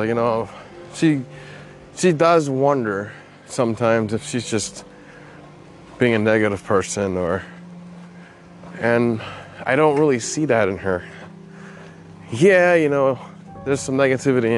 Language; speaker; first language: English; native; English